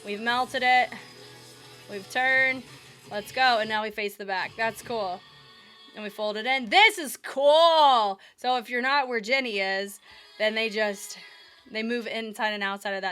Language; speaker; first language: English; native; English